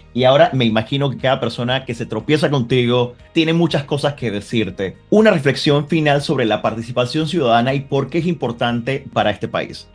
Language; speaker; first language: Spanish; native; Spanish